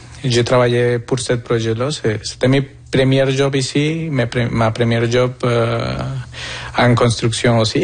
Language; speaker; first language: French; non-native, fluent; Spanish